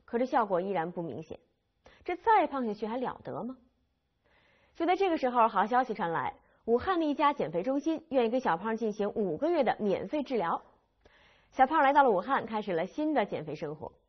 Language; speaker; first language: Chinese; native; Chinese